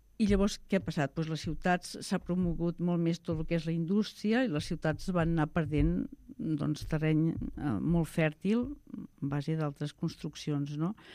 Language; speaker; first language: Catalan; native; Catalan